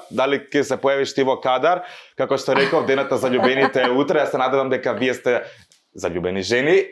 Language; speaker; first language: Macedonian; native; Macedonian